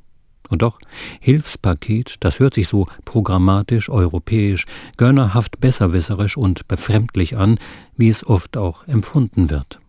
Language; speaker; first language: German; native; German